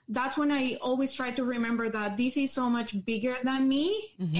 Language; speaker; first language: English; non-native, fluent; Spanish